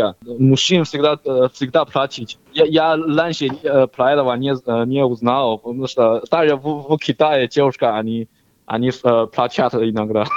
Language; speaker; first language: Russian; non-native, learner; Chinese